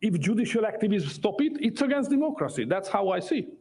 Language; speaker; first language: English; non-native, fluent; Hungarian